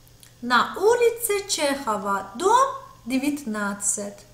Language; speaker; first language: Russian; non-native, fluent; Persian